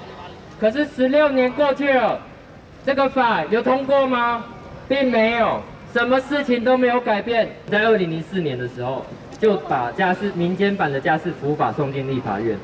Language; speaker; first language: Chinese; native; Chinese